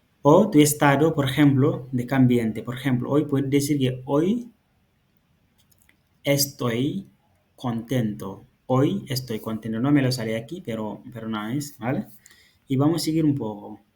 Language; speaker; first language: Spanish; non-native, fluent; Fula